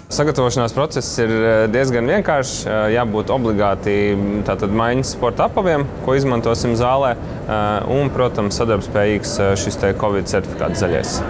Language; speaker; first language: Latvian; native; Latvian